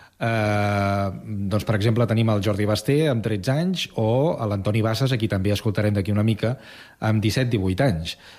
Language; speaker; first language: Catalan; native; Catalan